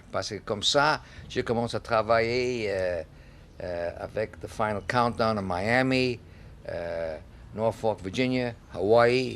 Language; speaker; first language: French; non-native, learner; English